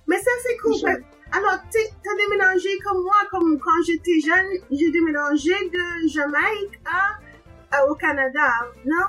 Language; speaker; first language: French; non-native, learner; English